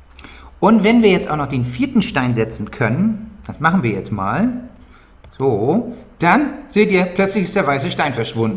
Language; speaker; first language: German; native; German